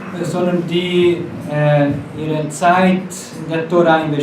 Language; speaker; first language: German; non-native, fluent; Portuguese